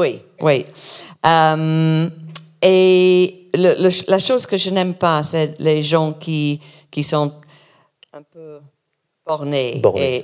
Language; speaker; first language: French; non-native, learner; English